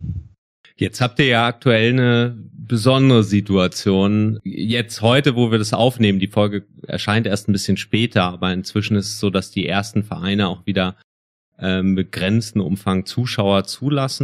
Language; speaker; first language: German; native; German